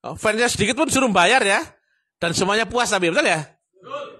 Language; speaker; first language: Indonesian; non-native, local second language; Javanese